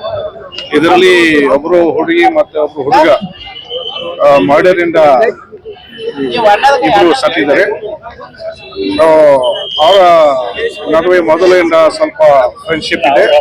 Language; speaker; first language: Kannada; non-native, fluent; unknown